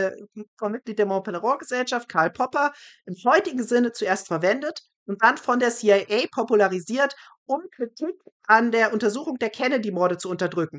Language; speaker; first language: German; native; German